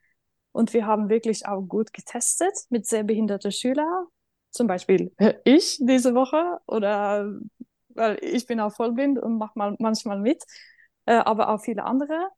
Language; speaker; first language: German; non-native, fluent; Norwegian